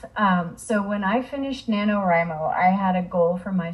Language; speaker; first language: English; native; English